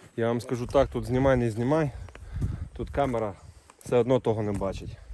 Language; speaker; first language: Ukrainian; non-native, local second language; Russian